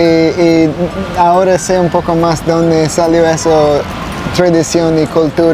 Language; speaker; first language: Spanish; non-native, learner; English